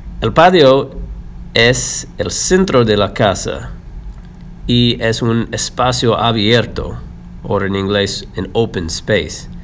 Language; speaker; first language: Spanish; non-native, fluent; English